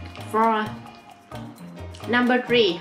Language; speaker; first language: English; non-native, learner; Thai